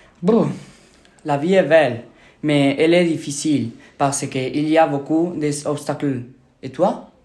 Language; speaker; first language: French; non-native, learner; Spanish